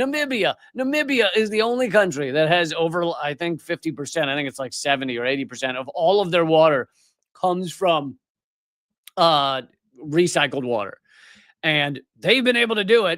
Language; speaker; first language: English; native; English